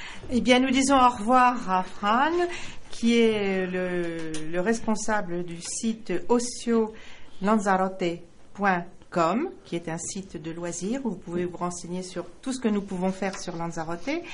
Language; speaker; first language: French; native; French